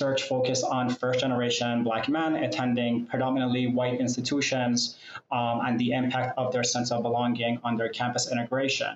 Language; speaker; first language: English; non-native, fluent; Persian